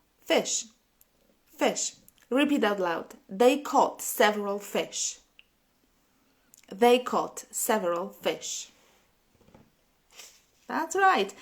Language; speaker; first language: English; non-native, fluent; Polish